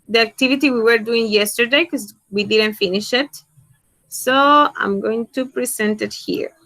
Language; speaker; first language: English; non-native, fluent; Spanish